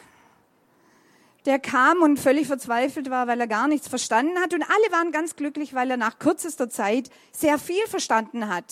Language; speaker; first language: German; native; German